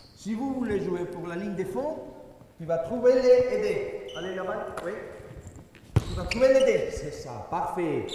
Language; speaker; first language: French; non-native, learner; Spanish